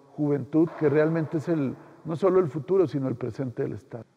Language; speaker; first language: Spanish; native; Spanish